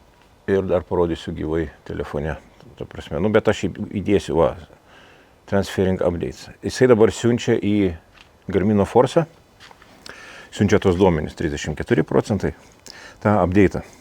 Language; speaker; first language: Lithuanian; native; Lithuanian